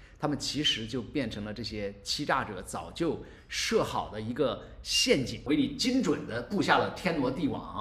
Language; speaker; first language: Chinese; native; Chinese